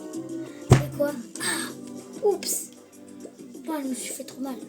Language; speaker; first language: French; native; French